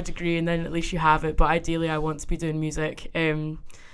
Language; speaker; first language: English; native; English